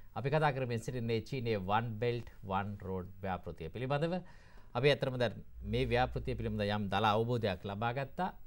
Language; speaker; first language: Sinhala; native; Sinhala